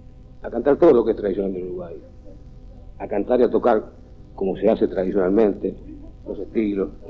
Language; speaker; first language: Spanish; native; Spanish